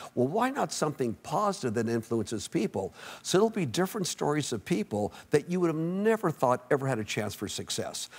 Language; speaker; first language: English; native; English